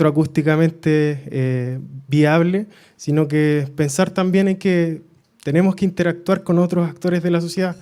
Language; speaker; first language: Spanish; native; Spanish